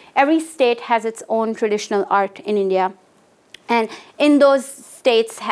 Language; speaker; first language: English; non-native, local second language; Hindi